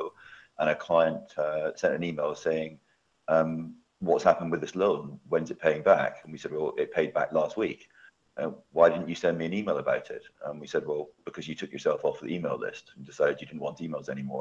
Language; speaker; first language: English; native; English